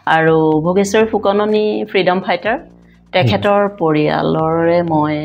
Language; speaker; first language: Assamese; native; Assamese